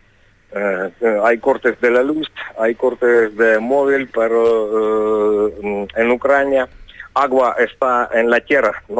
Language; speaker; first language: Spanish; non-native, fluent; Ukrainian